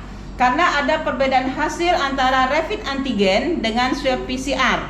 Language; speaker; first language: Indonesian; native; Indonesian